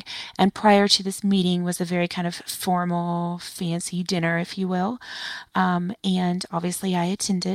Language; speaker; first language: English; native; English